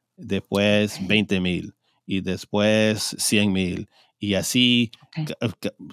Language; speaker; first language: Spanish; early bilingual, heritage; Spanish